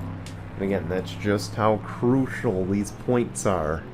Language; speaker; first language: English; native; English